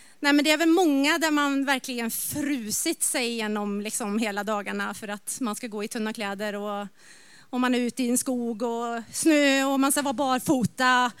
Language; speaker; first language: Swedish; native; Swedish